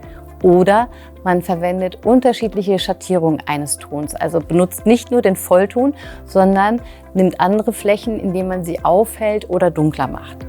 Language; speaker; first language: German; native; German